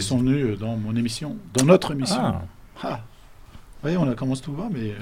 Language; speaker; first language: French; native; French